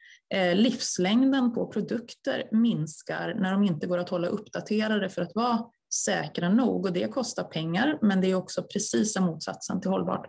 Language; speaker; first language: Swedish; native; Swedish